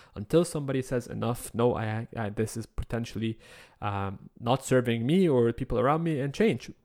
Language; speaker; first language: English; non-native, fluent; Arabic